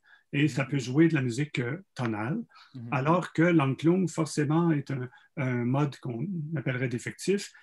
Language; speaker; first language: French; native; French